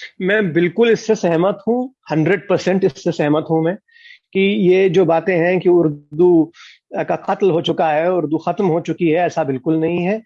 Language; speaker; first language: Urdu; native; Urdu